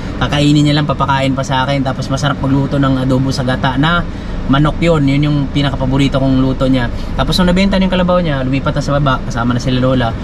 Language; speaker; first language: Filipino; non-native, local second language; Cebuano